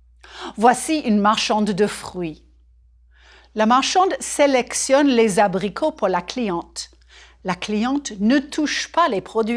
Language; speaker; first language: French; non-native, fluent; English